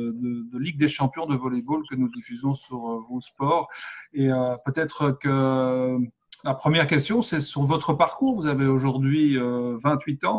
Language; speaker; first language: French; native; French